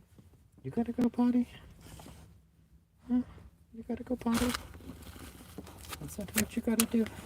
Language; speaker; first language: English; native; English